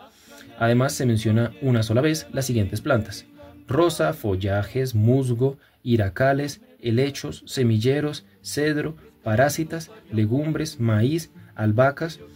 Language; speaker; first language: Spanish; native; Spanish